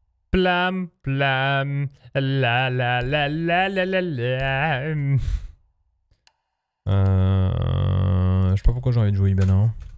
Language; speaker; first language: French; native; French